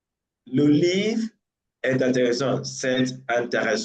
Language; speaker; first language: French; non-native, learner; English